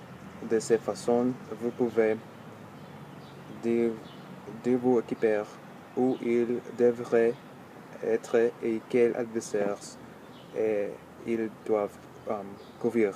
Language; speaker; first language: French; non-native, learner; English